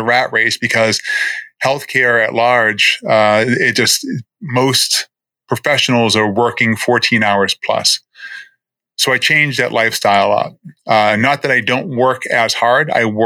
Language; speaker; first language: English; native; English